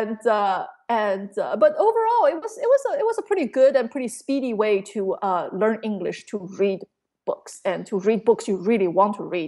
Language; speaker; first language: English; non-native, fluent; Chinese